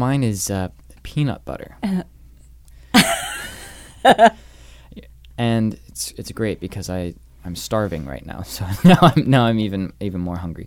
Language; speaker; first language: English; native; English